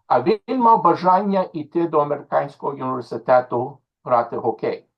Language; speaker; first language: Ukrainian; early bilingual, other home language; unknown